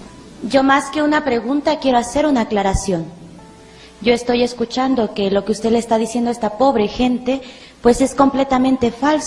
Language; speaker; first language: Spanish; native; Spanish